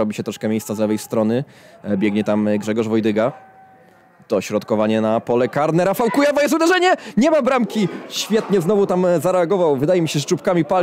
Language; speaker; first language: Polish; native; Polish